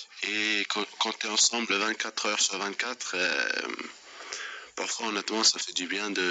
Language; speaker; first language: French; non-native, fluent; Danish